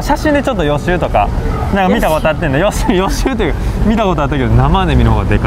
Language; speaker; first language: Japanese; native; Japanese